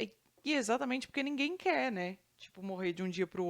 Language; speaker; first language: Portuguese; native; Portuguese